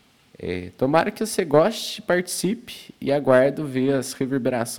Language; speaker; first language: Portuguese; native; Portuguese